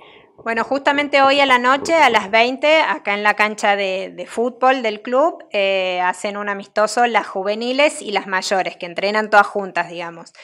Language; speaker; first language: Spanish; native; Spanish